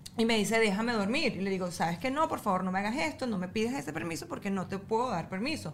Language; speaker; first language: Spanish; native; Spanish